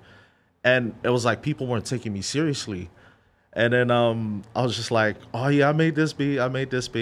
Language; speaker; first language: English; native; English